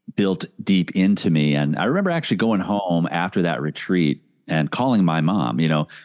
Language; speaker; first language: English; native; English